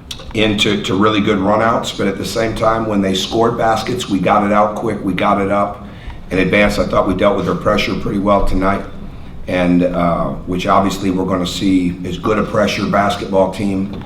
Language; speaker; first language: English; native; English